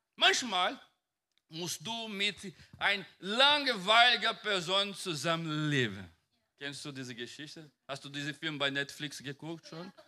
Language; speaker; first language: German; non-native, fluent; Portuguese